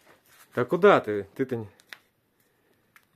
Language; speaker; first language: Russian; native; Russian